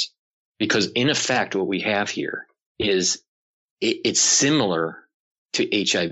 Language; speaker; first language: English; native; English